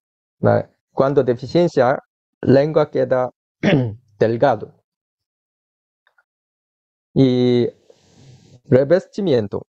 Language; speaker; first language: Spanish; non-native, learner; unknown